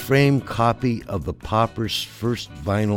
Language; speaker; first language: English; native; English